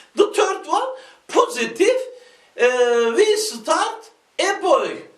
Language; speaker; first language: English; non-native, fluent; Turkish